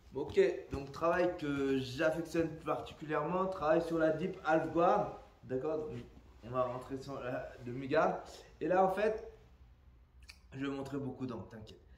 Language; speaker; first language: French; native; French